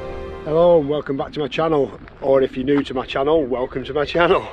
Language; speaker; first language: English; native; English